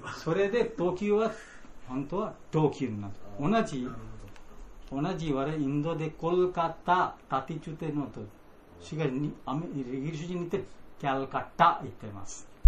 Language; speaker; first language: Japanese; non-native, learner; Bangla